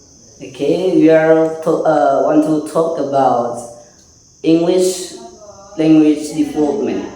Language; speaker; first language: English; non-native, learner; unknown